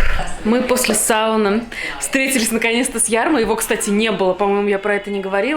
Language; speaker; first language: Russian; native; Russian